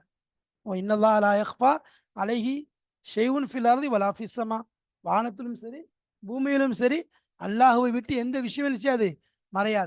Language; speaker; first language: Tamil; native; Tamil